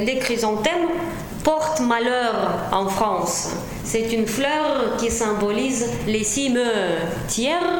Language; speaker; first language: French; non-native, fluent; Russian